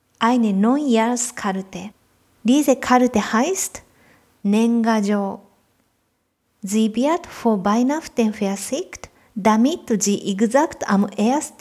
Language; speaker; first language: German; non-native, fluent; Japanese